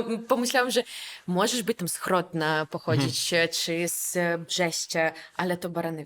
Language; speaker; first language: Polish; non-native, fluent; Belarusian